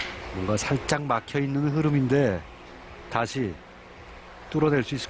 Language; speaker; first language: Korean; native; Korean